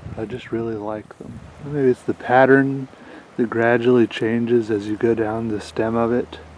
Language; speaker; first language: English; native; English